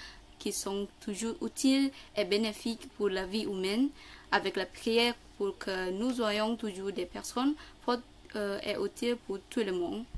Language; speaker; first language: French; non-native, learner; Indonesian